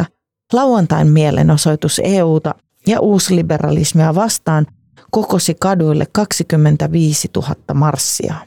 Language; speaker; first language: Finnish; native; Finnish